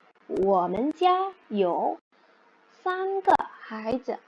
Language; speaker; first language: Chinese; non-native, fluent; Indonesian